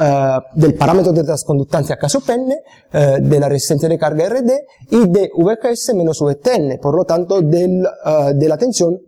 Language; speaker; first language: Spanish; non-native, fluent; Italian